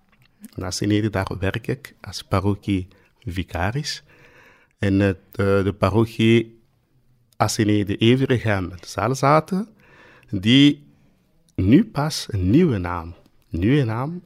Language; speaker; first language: Dutch; non-native, fluent; Swahili